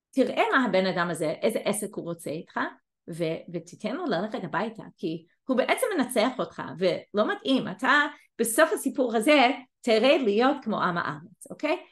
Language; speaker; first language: Hebrew; non-native, fluent; English